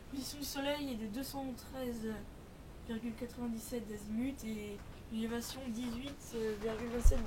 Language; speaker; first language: French; native; French